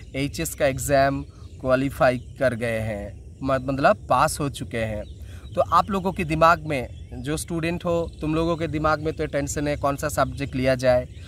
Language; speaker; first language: Hindi; non-native, local second language; Bangla